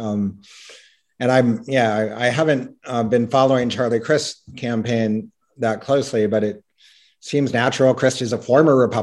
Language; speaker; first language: English; native; English